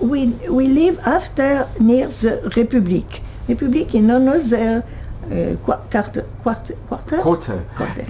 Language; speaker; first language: English; non-native, learner; French